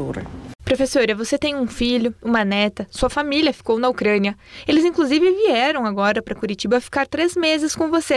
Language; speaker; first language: Portuguese; native; Portuguese